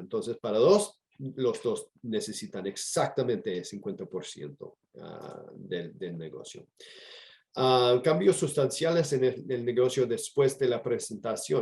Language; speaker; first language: Spanish; non-native, fluent; English